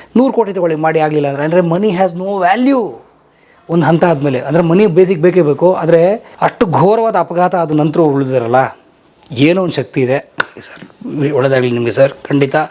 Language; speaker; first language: Kannada; native; Kannada